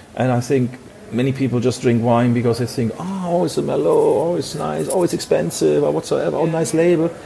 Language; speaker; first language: English; non-native, fluent; German